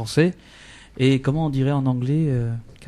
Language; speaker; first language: French; native; French